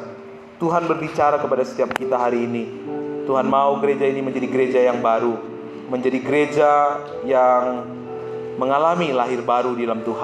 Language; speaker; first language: Indonesian; native; Indonesian